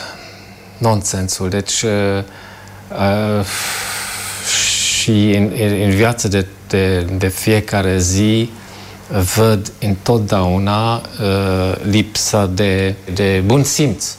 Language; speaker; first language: Romanian; non-native, fluent; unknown